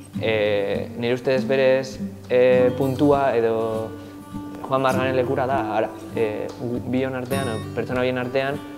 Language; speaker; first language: Basque; non-native, local second language; Spanish